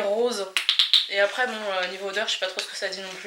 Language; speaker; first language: French; native; French